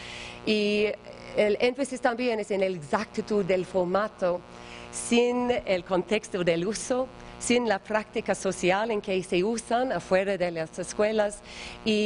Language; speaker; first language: Spanish; non-native, learner; English